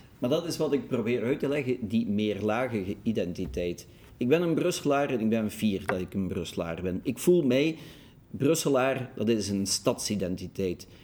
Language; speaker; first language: Dutch; native; Dutch